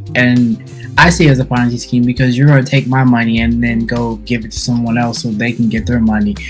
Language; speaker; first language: English; native; English